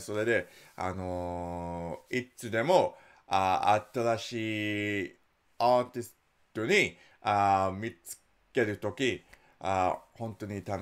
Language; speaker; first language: Japanese; non-native, learner; English